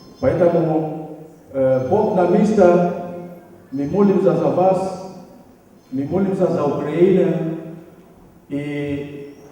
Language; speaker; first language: Russian; non-native, learner; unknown